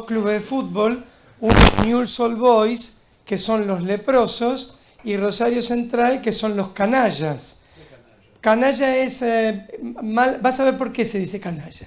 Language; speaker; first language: Spanish; native; Spanish